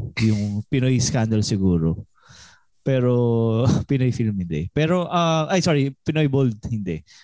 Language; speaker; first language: Filipino; native; Filipino